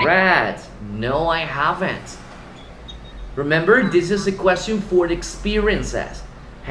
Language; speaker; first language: English; non-native, fluent; Spanish